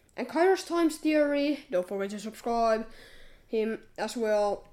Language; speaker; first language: English; non-native, fluent; Finnish